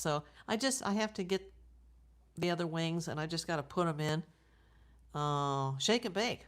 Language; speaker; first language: English; native; English